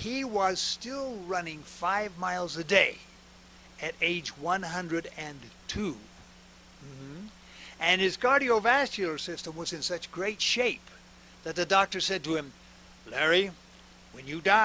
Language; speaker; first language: English; native; English